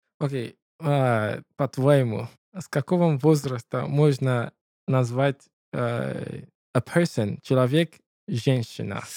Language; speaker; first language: Russian; non-native, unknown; English